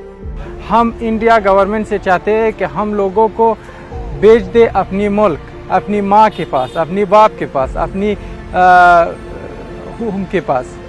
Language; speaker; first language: Hindi; non-native, fluent; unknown